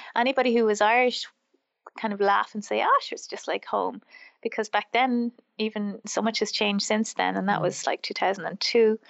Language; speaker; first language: English; native; English